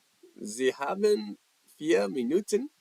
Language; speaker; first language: German; non-native, learner; English